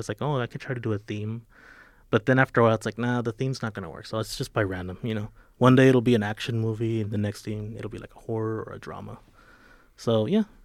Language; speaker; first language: English; early bilingual, other home language; Spanish